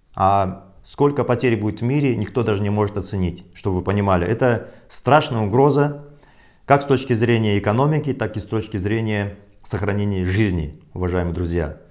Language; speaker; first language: Russian; non-native, local second language; Kazakh